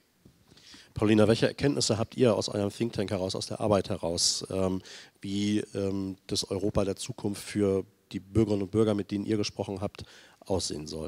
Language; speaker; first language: German; native; German